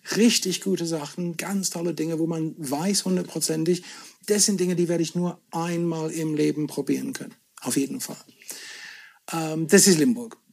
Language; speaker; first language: German; non-native, fluent; English